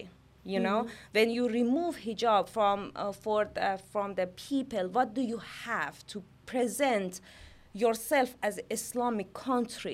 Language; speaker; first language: English; non-native, learner; Persian